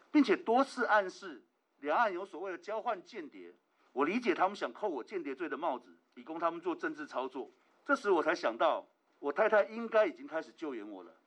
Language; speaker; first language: Chinese; native; Chinese